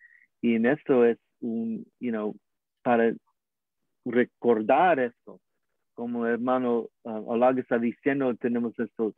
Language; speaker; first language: Spanish; non-native, learner; English